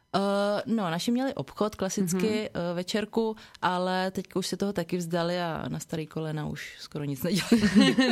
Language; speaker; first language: Czech; early bilingual, other home language; Vietnamese